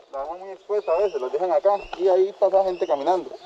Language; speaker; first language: Spanish; native; Spanish